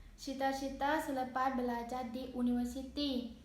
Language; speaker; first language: Malay; non-native, learner; Thai